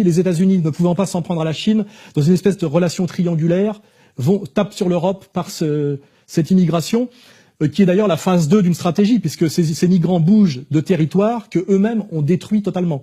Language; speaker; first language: French; native; French